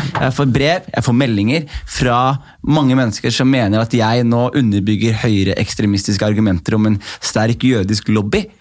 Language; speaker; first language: Norwegian; early bilingual, other home language; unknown